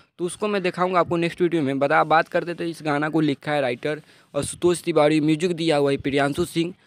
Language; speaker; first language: Hindi; non-native, local second language; Bhojpuri